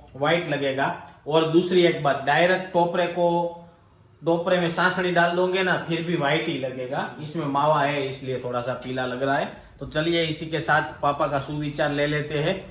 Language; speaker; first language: Hindi; non-native, local second language; Gujarati